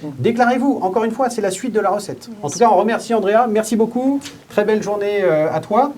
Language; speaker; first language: French; native; French